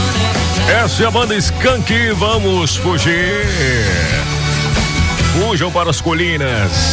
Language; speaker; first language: Portuguese; native; Portuguese